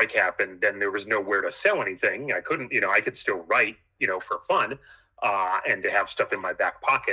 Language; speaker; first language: English; native; English